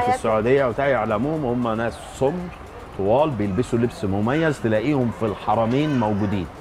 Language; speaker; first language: Arabic; native; Arabic